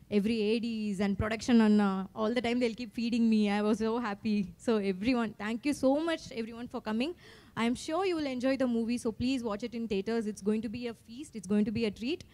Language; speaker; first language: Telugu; non-native, learner; Tamil